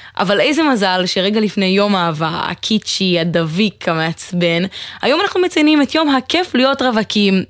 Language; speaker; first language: Hebrew; native; Hebrew